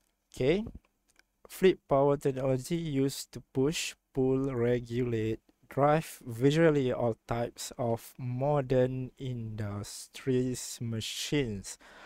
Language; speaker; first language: English; non-native, local second language; Malay